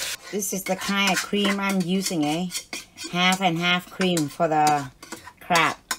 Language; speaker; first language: English; non-native, fluent; Vietnamese